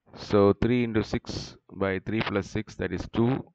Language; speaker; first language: English; non-native, local second language; Malayalam